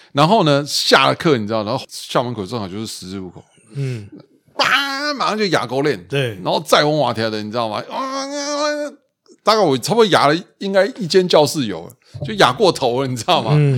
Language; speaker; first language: Chinese; native; Chinese